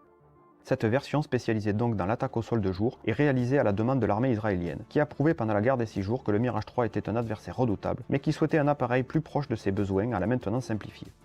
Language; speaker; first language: French; native; French